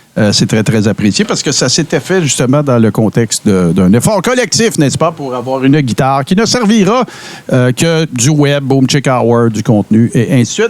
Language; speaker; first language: French; native; French